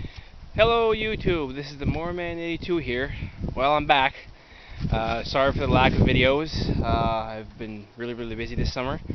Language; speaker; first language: English; native; English